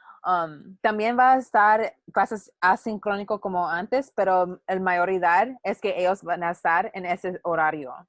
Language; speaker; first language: Spanish; non-native, learner; English